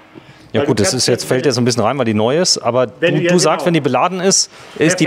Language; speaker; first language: German; native; German